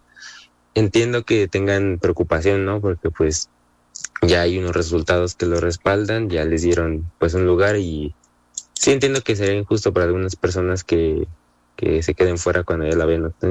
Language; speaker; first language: Spanish; native; Spanish